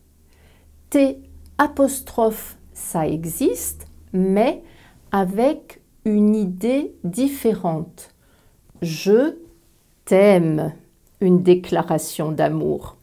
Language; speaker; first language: French; native; French